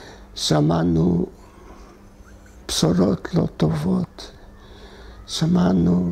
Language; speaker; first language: Hebrew; non-native, fluent; Hungarian